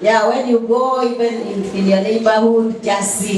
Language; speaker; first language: English; non-native, fluent; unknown